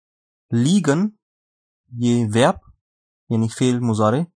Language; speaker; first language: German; non-native, fluent; Urdu